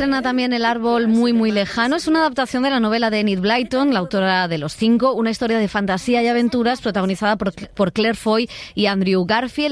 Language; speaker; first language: Spanish; native; Spanish